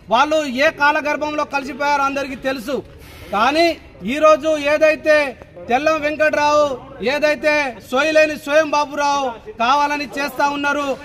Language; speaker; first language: Telugu; non-native, local second language; Lambadi